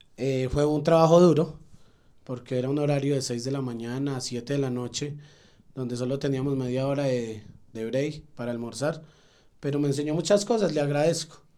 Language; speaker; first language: Spanish; native; Spanish